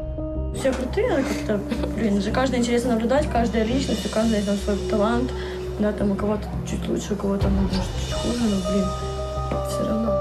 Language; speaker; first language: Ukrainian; non-native, local second language; Russian